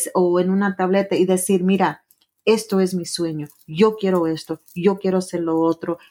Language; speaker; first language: Spanish; early bilingual, heritage; Spanish